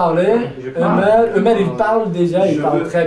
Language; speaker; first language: French; non-native, fluent; Kurdish